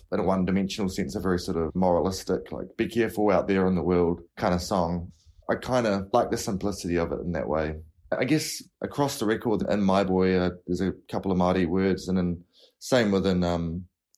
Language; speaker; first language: English; native; English